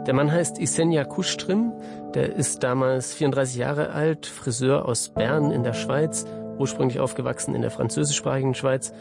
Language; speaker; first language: German; native; German